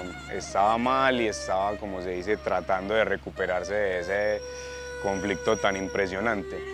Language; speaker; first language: Spanish; native; Spanish